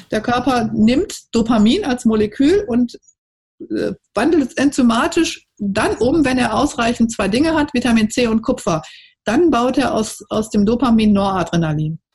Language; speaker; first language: German; native; German